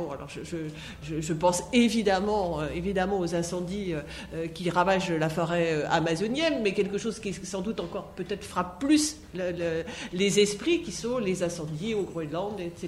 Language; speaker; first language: French; native; French